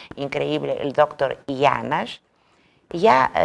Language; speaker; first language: Spanish; non-native, fluent; Greek